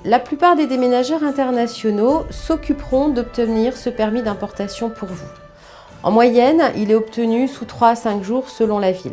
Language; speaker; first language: French; native; French